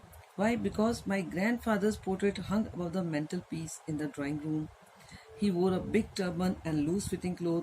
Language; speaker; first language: English; non-native, local second language; Hindi